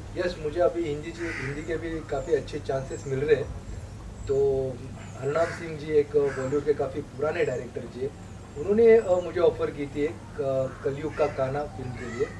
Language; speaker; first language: Hindi; non-native, local second language; Marathi